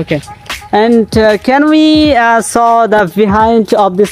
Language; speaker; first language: English; non-native, learner; Bangla